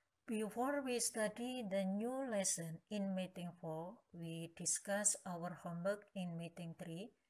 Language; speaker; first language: English; non-native, learner; Indonesian